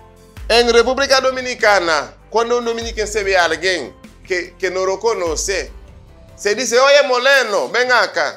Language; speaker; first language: Spanish; non-native, fluent; Haitian Creole